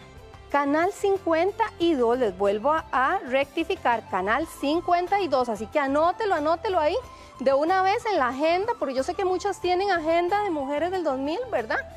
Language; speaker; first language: Spanish; native; Spanish